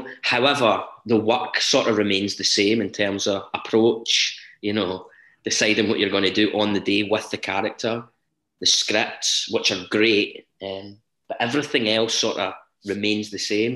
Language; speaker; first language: English; native; English